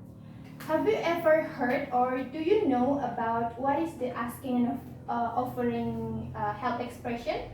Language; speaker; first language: English; non-native, learner; Indonesian